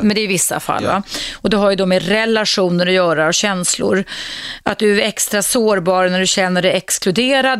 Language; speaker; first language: Swedish; native; Swedish